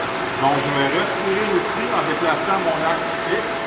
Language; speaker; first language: French; native; French